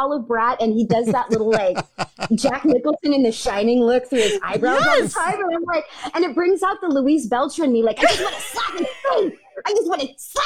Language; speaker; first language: English; native; English